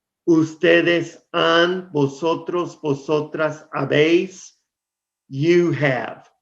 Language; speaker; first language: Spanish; non-native, fluent; English